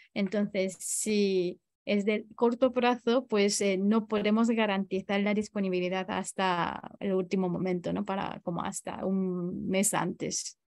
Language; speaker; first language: Spanish; non-native, fluent; Japanese